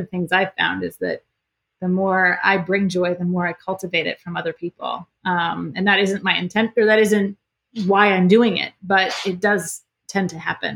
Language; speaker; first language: English; native; English